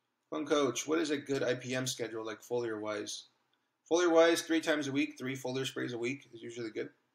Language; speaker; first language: English; native; English